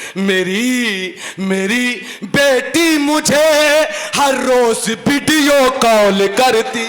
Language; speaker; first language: Hindi; native; Hindi